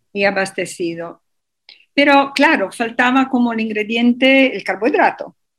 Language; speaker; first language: Spanish; non-native, fluent; Italian